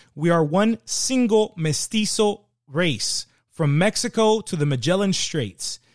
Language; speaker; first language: English; early bilingual, other home language; Spanish